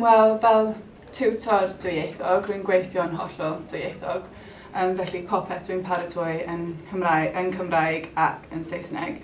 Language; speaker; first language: Welsh; non-native, local second language; English